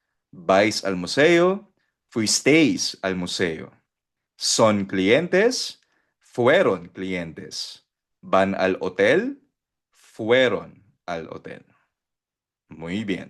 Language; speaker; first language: Spanish; non-native, fluent; Filipino